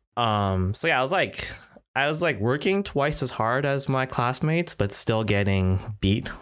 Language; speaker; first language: English; native; English